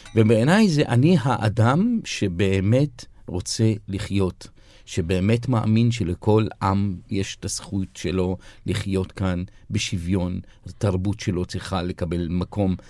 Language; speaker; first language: Hebrew; non-native, local second language; Arabic